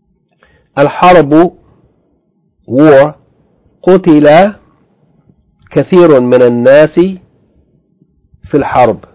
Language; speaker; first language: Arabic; non-native, fluent; English